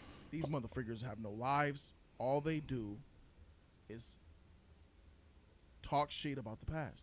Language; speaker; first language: English; native; English